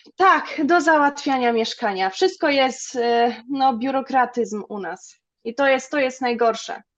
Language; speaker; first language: Polish; early bilingual, other home language; German